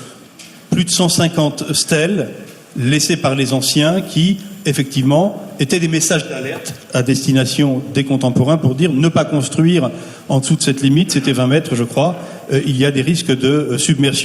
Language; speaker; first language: French; native; French